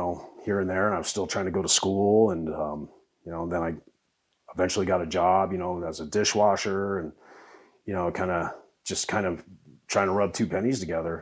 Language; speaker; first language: English; native; English